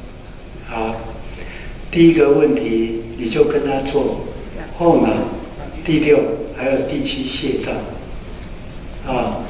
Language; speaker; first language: Chinese; native; Chinese